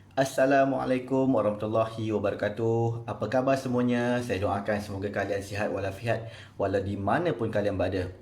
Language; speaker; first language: Malay; native; Malay